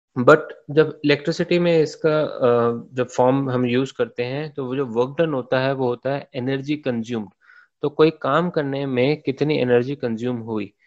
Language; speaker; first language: Hindi; native; Hindi